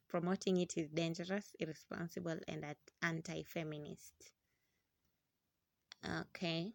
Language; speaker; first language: English; non-native, local second language; Swahili